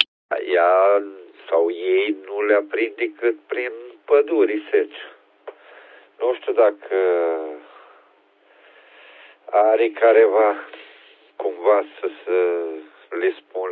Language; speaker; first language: Romanian; native; Romanian